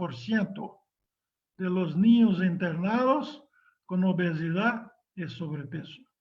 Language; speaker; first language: Spanish; non-native, learner; Portuguese